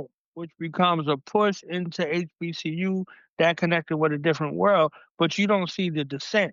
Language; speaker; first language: English; native; English